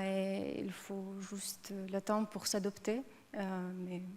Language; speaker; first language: French; non-native, learner; Ukrainian